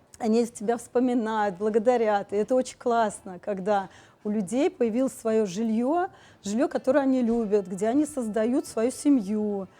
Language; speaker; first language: Russian; native; Russian